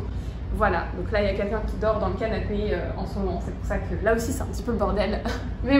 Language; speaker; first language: French; native; French